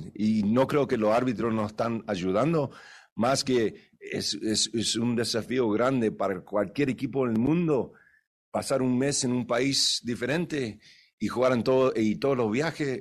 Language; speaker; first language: Spanish; early bilingual, heritage; Spanish